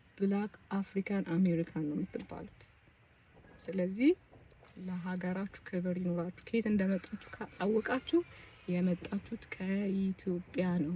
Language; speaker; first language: Amharic; native; Amharic